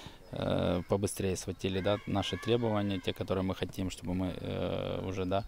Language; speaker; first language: Russian; native; Russian